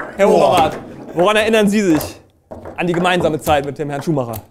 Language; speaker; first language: German; native; German